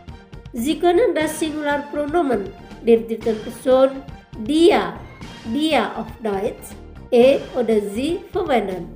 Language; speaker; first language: German; non-native, fluent; Indonesian